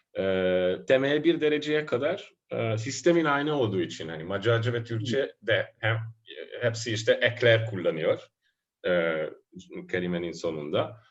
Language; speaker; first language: Turkish; non-native, fluent; Hungarian